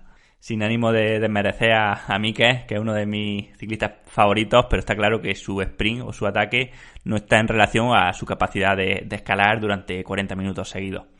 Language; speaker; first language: Spanish; native; Spanish